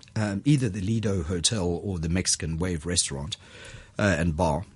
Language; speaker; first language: English; native; English